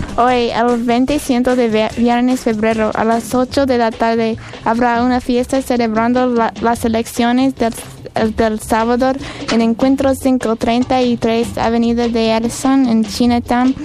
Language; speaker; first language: Spanish; non-native, learner; English